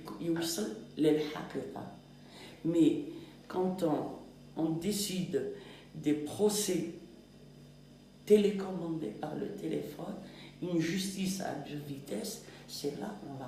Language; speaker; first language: French; non-native, local second language; Kabyle